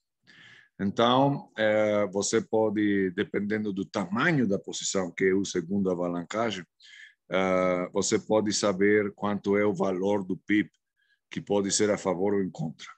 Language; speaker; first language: Portuguese; non-native, fluent; Spanish